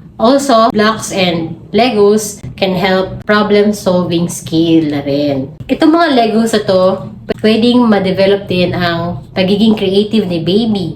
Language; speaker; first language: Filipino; non-native, local second language; Cebuano